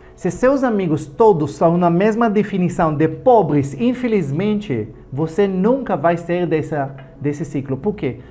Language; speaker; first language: Portuguese; non-native, fluent; Hebrew